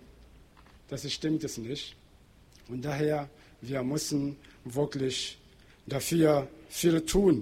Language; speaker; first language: German; non-native, fluent; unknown